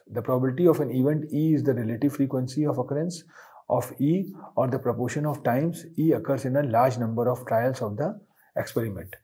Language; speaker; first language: English; non-native, local second language; Hindi